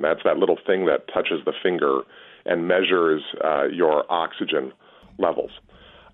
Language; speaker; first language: English; native; English